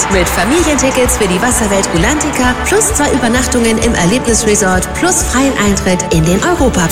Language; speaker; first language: German; native; German